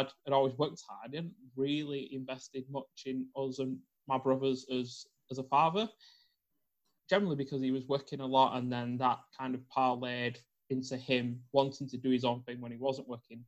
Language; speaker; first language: English; native; English